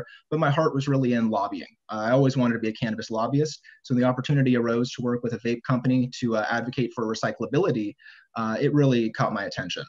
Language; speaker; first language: English; native; English